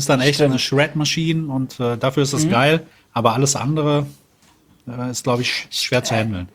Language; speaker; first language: German; native; German